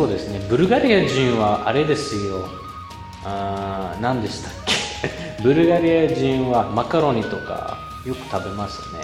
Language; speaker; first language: Japanese; non-native, fluent; Bulgarian